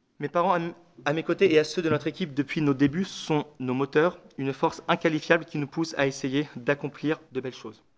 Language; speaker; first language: French; native; French